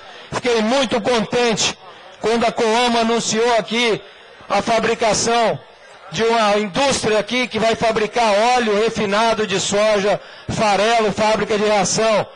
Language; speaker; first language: Portuguese; native; Portuguese